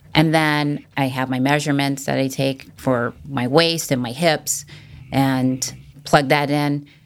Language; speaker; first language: English; native; English